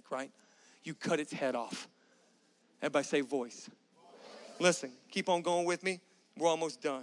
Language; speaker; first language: English; native; English